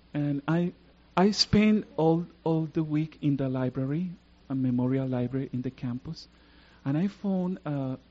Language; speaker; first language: English; non-native, fluent; Spanish